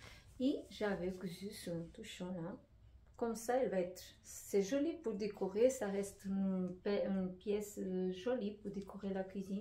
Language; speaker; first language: French; non-native, fluent; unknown